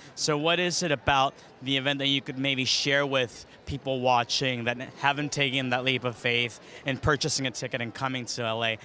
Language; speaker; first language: English; early bilingual, other home language; Spanish